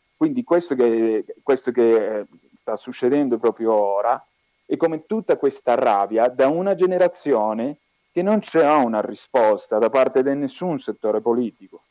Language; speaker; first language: Italian; non-native, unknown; Spanish